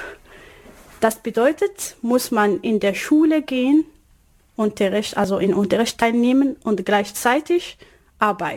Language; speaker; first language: German; non-native, learner; Arabic